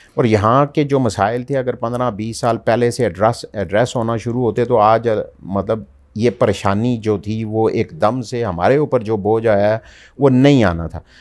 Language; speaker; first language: Urdu; native; Urdu